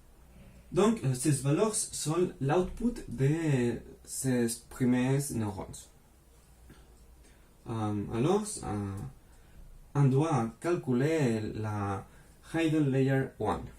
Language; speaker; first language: French; non-native, fluent; Spanish